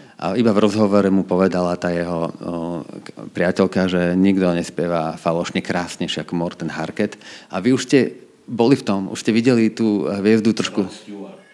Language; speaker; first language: Slovak; native; Slovak